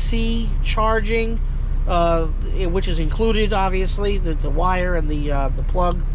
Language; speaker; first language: English; native; English